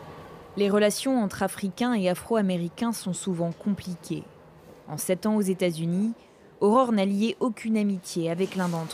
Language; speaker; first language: French; native; French